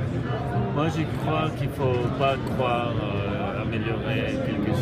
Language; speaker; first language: French; non-native, fluent; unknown